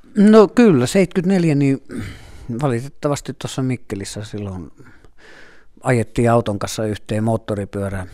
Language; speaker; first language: Finnish; native; Finnish